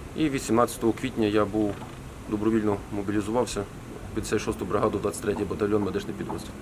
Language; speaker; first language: Ukrainian; native; Ukrainian